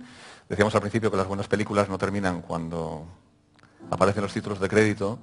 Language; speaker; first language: Spanish; native; Spanish